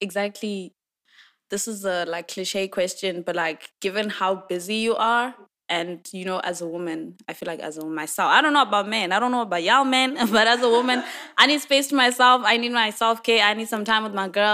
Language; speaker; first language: English; non-native, local second language; Swati